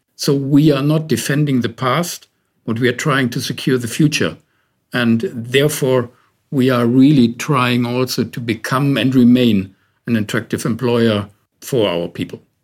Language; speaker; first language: English; non-native, fluent; German